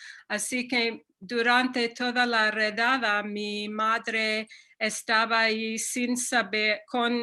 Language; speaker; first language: Spanish; non-native, fluent; English